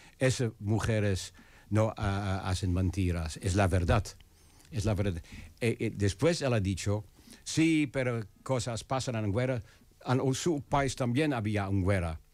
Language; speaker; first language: Spanish; non-native, learner; Dutch